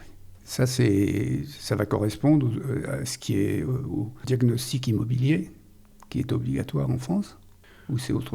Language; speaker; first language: French; native; French